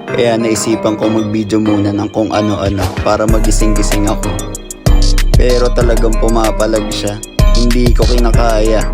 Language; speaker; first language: Filipino; native; Filipino